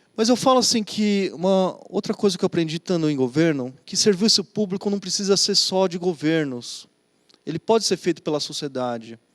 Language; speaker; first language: Portuguese; native; Portuguese